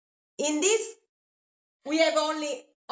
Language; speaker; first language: English; non-native, fluent; Italian